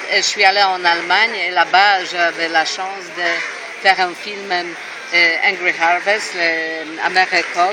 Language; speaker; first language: French; non-native, fluent; Polish